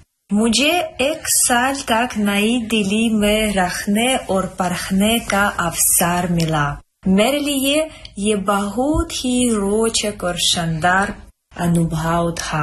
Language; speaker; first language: Hindi; non-native, fluent; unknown